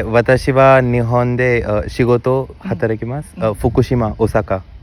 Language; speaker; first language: Japanese; non-native, learner; Hindi